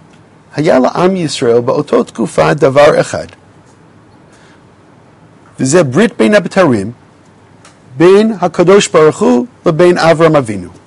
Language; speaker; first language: Hebrew; non-native, fluent; English